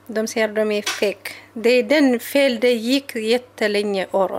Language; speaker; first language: Swedish; non-native, learner; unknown